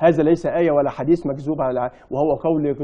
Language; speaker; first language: Arabic; native; Arabic